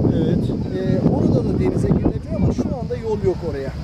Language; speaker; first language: Turkish; native; Turkish